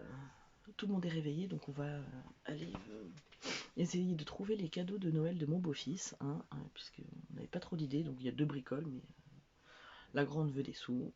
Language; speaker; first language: French; native; French